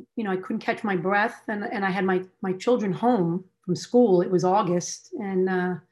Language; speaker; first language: English; native; English